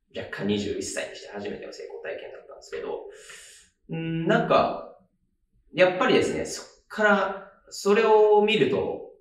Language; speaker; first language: Japanese; native; Japanese